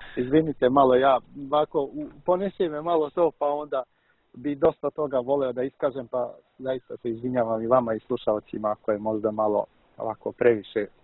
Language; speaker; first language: Serbian; early bilingual, heritage; Serbian